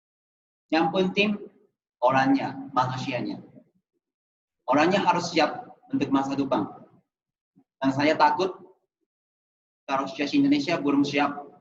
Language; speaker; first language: Indonesian; non-native, fluent; Japanese